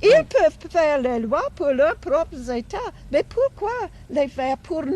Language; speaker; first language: French; non-native, fluent; English